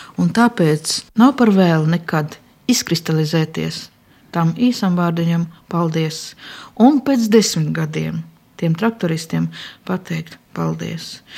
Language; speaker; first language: Latvian; non-native, local second language; Russian